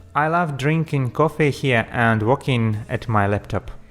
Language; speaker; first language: English; non-native, learner; Ukrainian